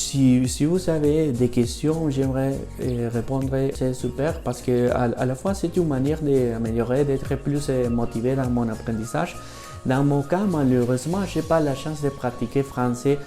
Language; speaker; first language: French; non-native, fluent; Spanish